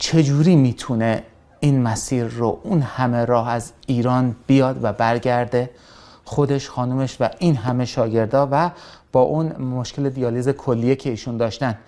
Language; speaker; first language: Persian; native; Persian